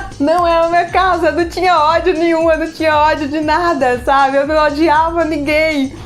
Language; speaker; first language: Portuguese; native; Portuguese